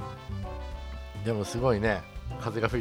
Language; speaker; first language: Japanese; native; Japanese